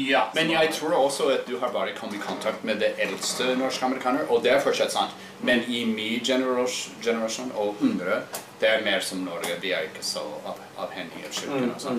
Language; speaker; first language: Norwegian; non-native, learner; English